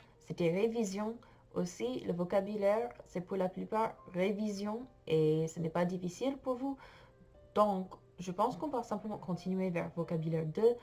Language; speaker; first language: French; non-native, fluent; English